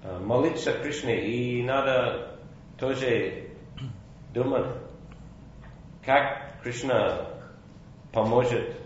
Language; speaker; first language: Russian; non-native, fluent; English